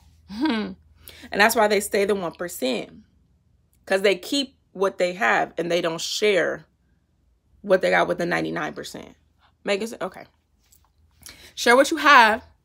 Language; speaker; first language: English; native; English